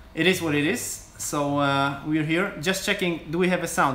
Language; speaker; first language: English; non-native, fluent; Polish